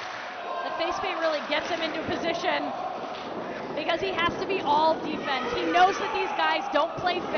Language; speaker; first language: English; native; English